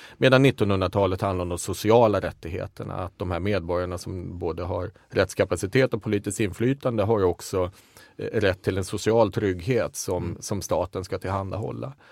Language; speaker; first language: Swedish; native; Swedish